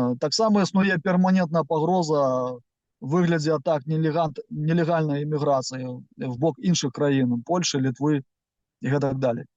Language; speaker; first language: Belarusian; non-native, local second language; Russian